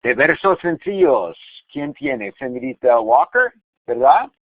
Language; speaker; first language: Spanish; non-native, fluent; English